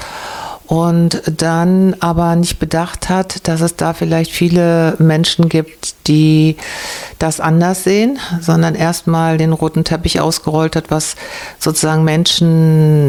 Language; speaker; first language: German; native; German